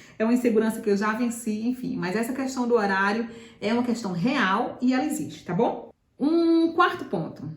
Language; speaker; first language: Portuguese; native; Portuguese